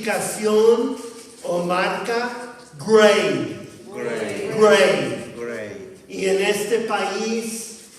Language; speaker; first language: Spanish; non-native, fluent; English